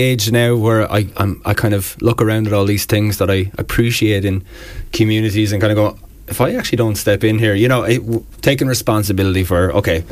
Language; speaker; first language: English; native; English